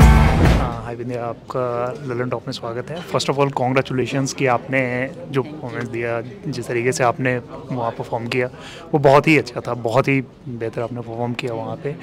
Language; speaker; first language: Hindi; native; Hindi